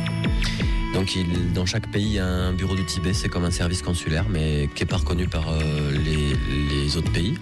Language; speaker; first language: French; native; French